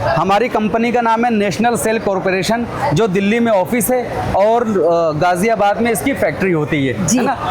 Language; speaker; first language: Hindi; native; Hindi